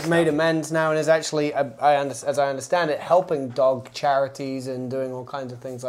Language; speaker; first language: English; native; English